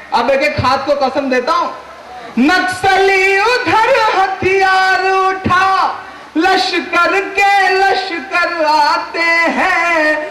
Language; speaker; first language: Hindi; native; Hindi